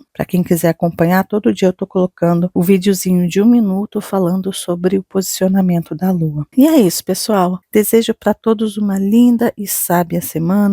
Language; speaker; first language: Portuguese; native; Portuguese